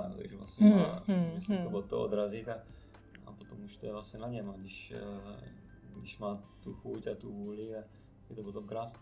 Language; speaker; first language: Czech; native; Czech